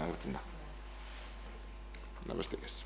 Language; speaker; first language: Basque; native; Basque